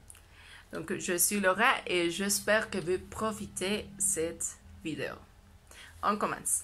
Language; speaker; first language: French; non-native, learner; Spanish